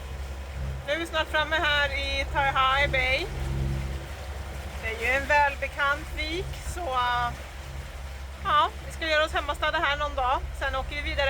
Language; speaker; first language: Swedish; native; Swedish